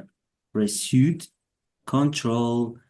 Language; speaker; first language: English; non-native, learner; Spanish